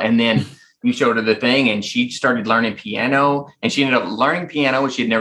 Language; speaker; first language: English; native; English